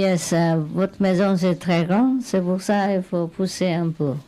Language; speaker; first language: French; non-native, learner; Vietnamese